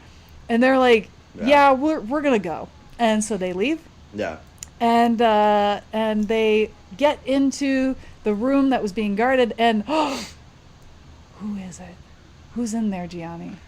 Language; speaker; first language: English; native; English